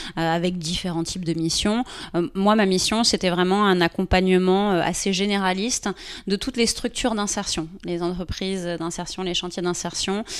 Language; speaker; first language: French; native; French